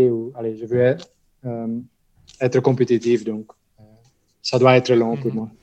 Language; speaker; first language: French; non-native, local second language; Dutch